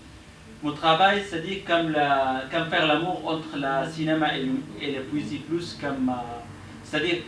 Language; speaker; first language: French; non-native, learner; Arabic